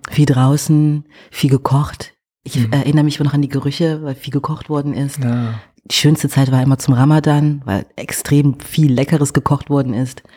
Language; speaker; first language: German; early bilingual, other home language; French